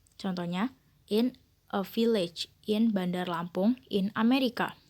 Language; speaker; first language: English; non-native, learner; Indonesian